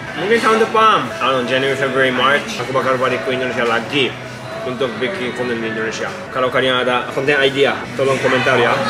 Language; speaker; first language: Indonesian; non-native, fluent; Japanese